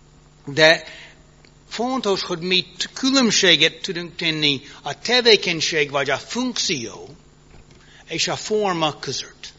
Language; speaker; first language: Hungarian; early bilingual, heritage; English